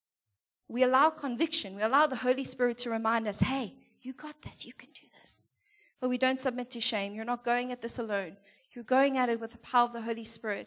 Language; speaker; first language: English; native; English